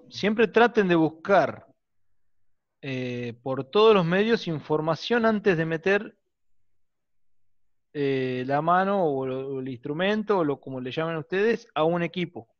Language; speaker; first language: Spanish; native; Spanish